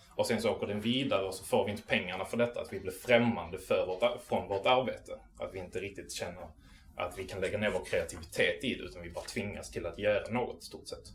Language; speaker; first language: Swedish; native; Swedish